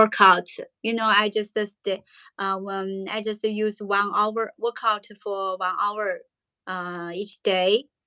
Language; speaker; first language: English; non-native, learner; Chinese